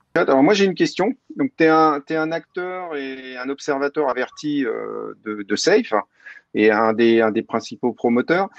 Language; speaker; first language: French; native; French